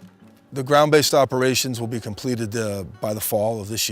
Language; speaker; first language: English; native; English